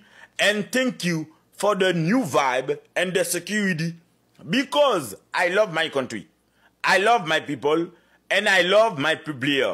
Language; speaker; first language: English; non-native, learner; Haitian Creole